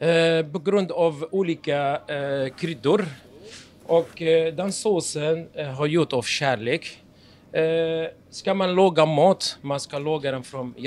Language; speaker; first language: Swedish; non-native, fluent; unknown